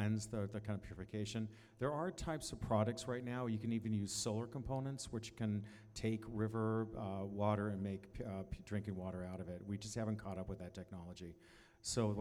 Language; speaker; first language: English; native; English